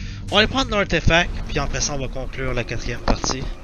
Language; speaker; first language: French; native; French